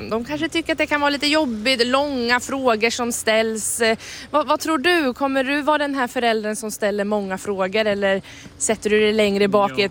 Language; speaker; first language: Swedish; native; Swedish